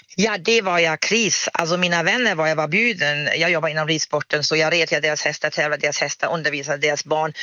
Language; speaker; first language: Swedish; non-native, fluent; German